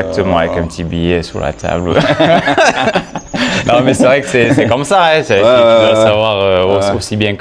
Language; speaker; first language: French; native; French